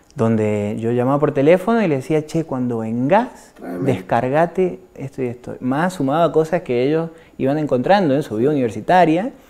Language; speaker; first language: Spanish; native; Spanish